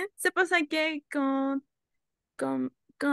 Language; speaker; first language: French; non-native, learner; Spanish